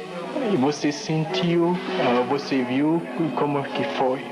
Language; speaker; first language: Portuguese; non-native, learner; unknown